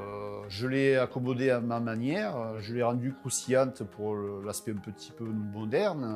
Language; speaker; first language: French; native; French